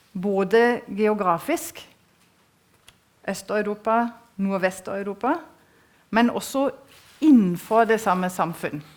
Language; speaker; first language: Norwegian; non-native, fluent; German